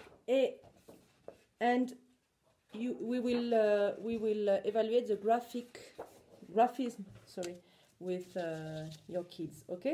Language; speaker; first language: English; non-native, learner; French